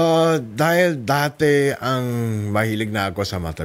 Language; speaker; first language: Filipino; non-native, learner; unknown